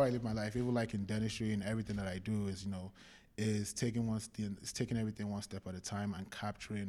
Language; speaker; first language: English; non-native, local second language; Yoruba